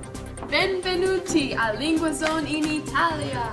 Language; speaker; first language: Italian; non-native, learner; English